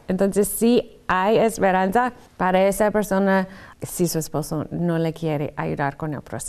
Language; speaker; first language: Spanish; non-native, fluent; English